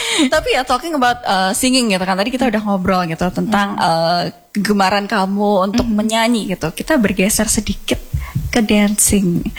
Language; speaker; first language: Indonesian; native; Indonesian